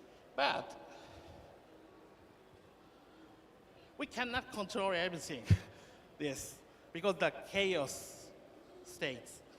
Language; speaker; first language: English; non-native, learner; Japanese